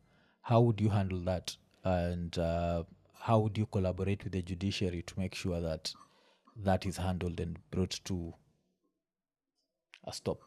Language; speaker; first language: English; non-native, local second language; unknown